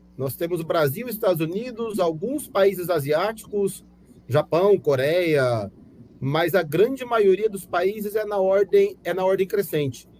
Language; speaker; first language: Portuguese; native; Portuguese